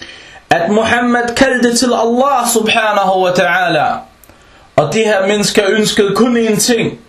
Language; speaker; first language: Danish; early bilingual, other home language; Arabic